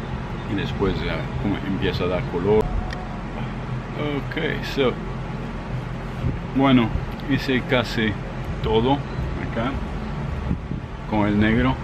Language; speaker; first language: Spanish; non-native, fluent; Portuguese